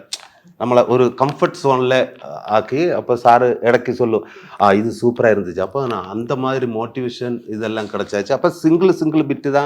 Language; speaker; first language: Tamil; non-native, learner; Malayalam